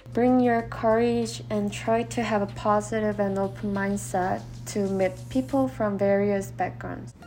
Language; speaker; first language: English; non-native, fluent; Korean